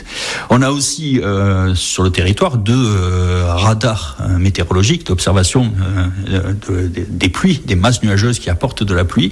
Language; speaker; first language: French; native; French